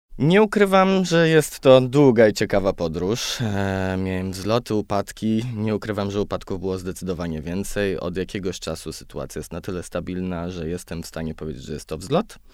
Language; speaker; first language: Polish; native; Polish